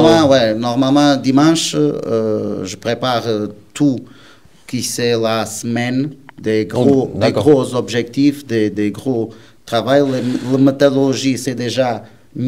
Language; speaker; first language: French; non-native, learner; Portuguese